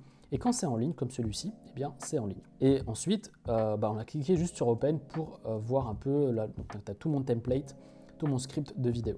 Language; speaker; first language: French; native; French